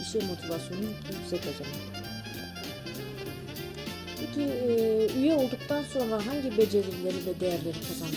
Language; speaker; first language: Turkish; native; Turkish